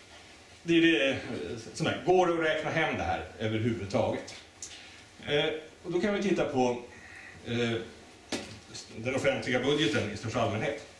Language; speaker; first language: Swedish; native; Swedish